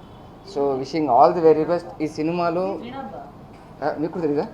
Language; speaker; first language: Telugu; native; Telugu